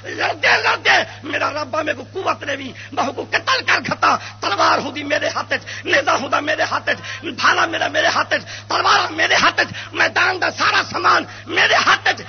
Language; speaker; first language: Urdu; native; Urdu